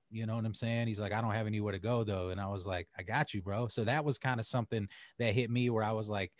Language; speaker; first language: English; native; English